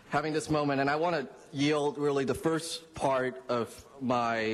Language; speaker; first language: English; non-native, local second language; Cantonese